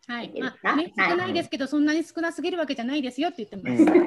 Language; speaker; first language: Japanese; non-native, fluent; Indonesian